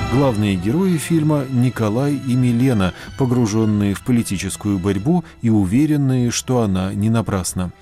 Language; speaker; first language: Russian; native; Russian